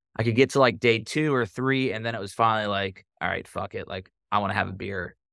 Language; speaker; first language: English; native; English